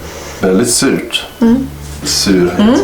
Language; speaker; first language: Swedish; native; Swedish